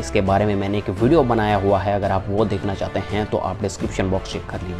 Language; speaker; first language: Hindi; native; Hindi